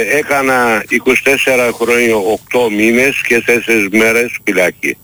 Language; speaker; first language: Greek; non-native, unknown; Turkish